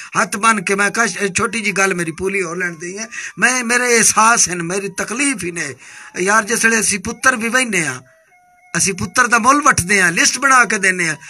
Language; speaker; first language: Punjabi; native; Punjabi